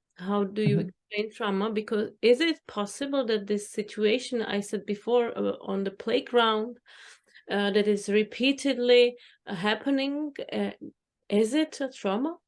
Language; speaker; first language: English; non-native, fluent; Czech